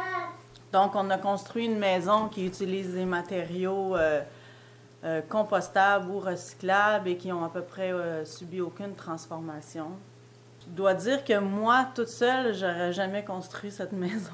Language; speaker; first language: French; native; French